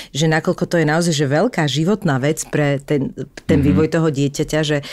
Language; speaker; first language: Slovak; native; Slovak